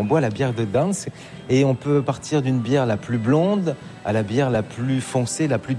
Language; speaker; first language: French; native; French